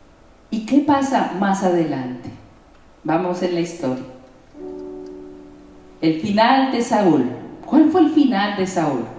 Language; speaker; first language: Spanish; native; Spanish